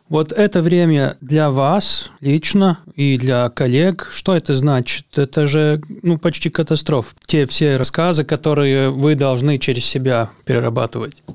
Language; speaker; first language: Russian; non-native, local second language; Latvian